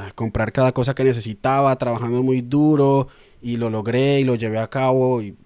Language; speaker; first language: Spanish; native; Spanish